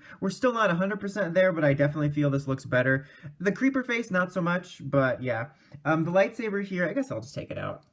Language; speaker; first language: English; native; English